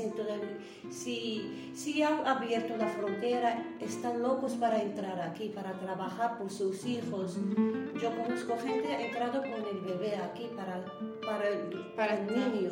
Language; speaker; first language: Spanish; non-native, learner; Arabic